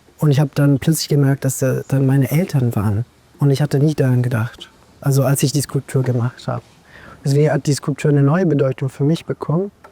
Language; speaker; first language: German; non-native, fluent; Italian